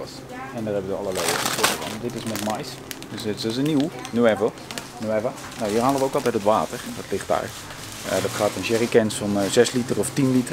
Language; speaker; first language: Dutch; native; Dutch